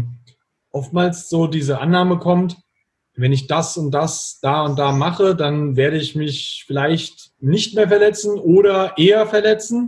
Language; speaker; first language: German; native; German